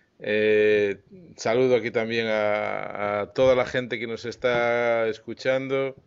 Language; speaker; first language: Spanish; native; Spanish